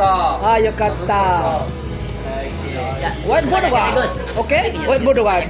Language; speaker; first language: Japanese; non-native, fluent; Indonesian